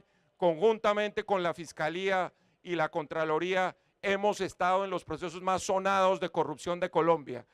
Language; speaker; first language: Spanish; native; Spanish